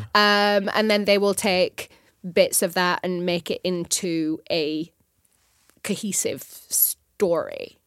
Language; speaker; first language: English; native; English